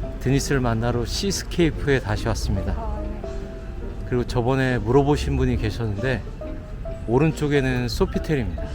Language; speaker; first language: Korean; native; Korean